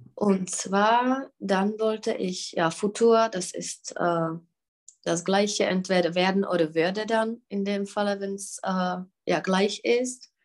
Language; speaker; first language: German; non-native, fluent; Czech